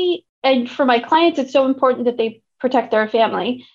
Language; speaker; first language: English; native; English